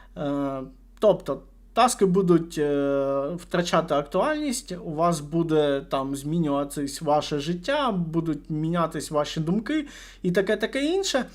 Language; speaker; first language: Ukrainian; non-native, local second language; Russian